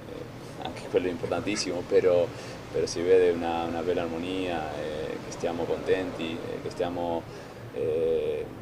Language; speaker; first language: Italian; non-native, fluent; Spanish